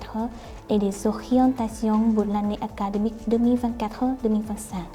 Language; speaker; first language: French; non-native, fluent; Vietnamese